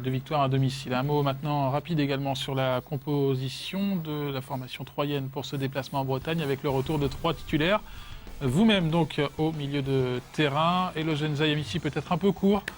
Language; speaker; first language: French; native; French